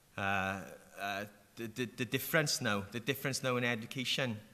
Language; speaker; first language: English; native; English